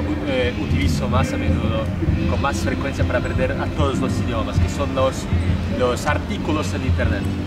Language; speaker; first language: Spanish; non-native, fluent; Portuguese